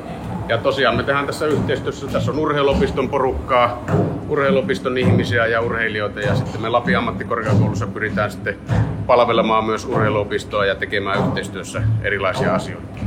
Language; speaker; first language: Finnish; native; Finnish